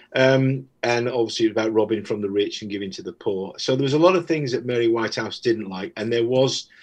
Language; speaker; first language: English; native; English